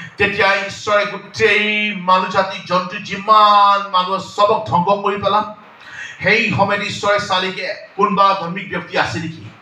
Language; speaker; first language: Assamese; non-native, local second language; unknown